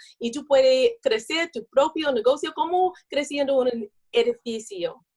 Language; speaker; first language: Spanish; non-native, learner; English